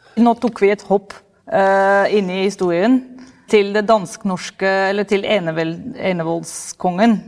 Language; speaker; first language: Norwegian; non-native, fluent; Dutch